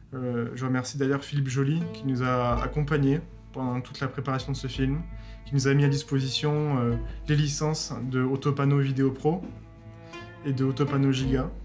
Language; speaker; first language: French; native; French